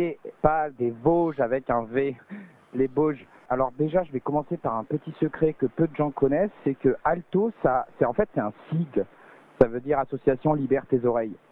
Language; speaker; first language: French; native; French